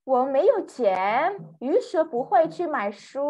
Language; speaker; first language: Chinese; non-native, fluent; Indonesian